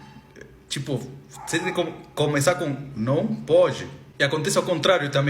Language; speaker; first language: Portuguese; non-native, fluent; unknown